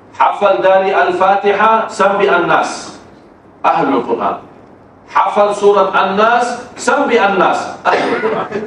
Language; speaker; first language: Malay; non-native, fluent; Arabic